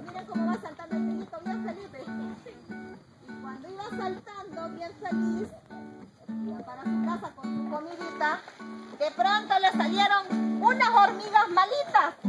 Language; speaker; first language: Spanish; native; Spanish